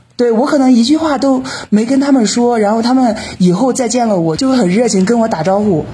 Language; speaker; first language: Chinese; native; Chinese